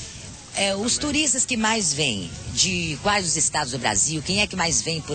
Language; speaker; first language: Portuguese; native; Portuguese